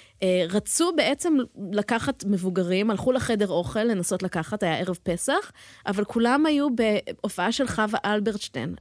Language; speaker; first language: Hebrew; early bilingual, heritage; Hebrew